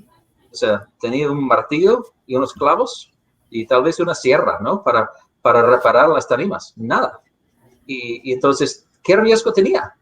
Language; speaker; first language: Spanish; non-native, fluent; English